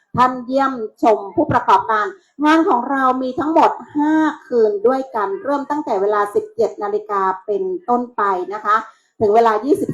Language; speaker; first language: Thai; non-native, local second language; Shan